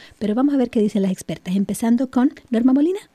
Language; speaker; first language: Spanish; native; Spanish